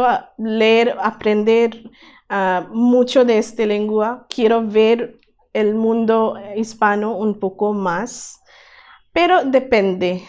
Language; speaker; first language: Spanish; non-native, learner; Bangla